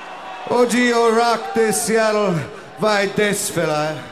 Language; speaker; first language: Portuguese; non-native, learner; English